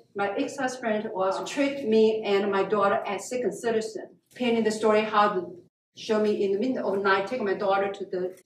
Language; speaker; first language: English; non-native, learner; Chinese